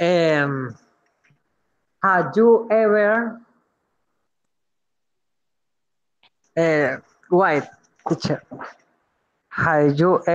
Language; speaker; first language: English; non-native, learner; Spanish